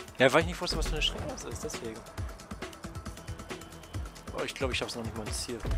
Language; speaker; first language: German; native; German